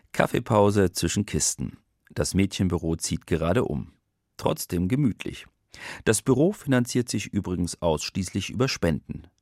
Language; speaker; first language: German; native; German